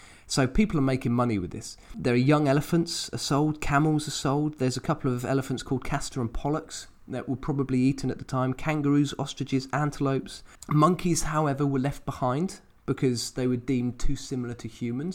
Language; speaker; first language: English; native; English